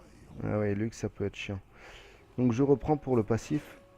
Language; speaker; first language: French; native; French